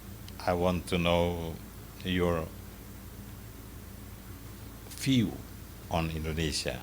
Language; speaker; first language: English; non-native, fluent; Indonesian